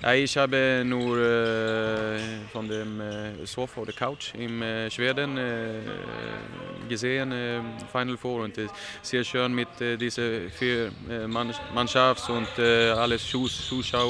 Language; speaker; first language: German; non-native, learner; Swedish